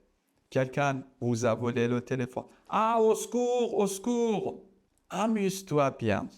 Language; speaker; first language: French; non-native, fluent; Persian